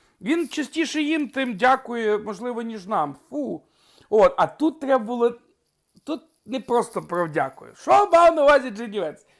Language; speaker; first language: Ukrainian; native; Ukrainian